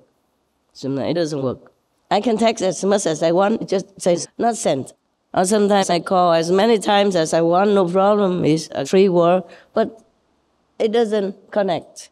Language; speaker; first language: English; non-native, fluent; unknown